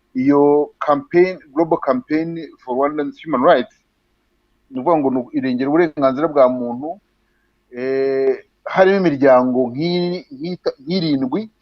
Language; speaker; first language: Kinyarwanda; native; Kinyarwanda